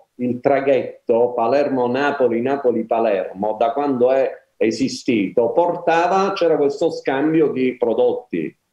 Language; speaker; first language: Italian; native; Italian